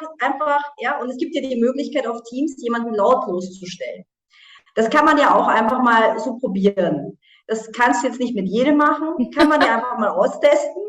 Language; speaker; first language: German; native; German